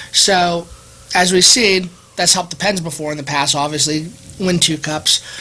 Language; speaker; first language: English; native; English